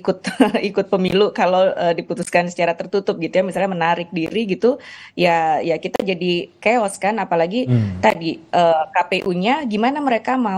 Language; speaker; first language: Indonesian; native; Indonesian